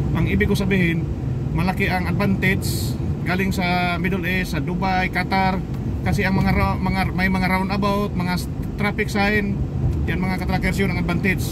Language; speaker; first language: Filipino; non-native, local second language; Cebuano